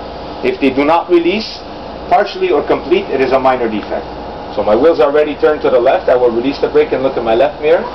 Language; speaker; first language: English; non-native, local second language; French